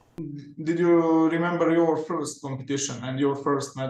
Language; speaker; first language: English; non-native, learner; Serbian